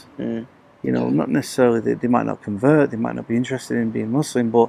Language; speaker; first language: English; native; English